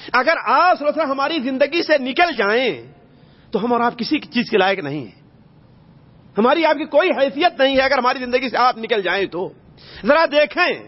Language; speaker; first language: Urdu; native; Urdu